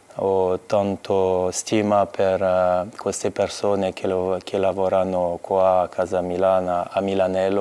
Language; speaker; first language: Italian; non-native, fluent; French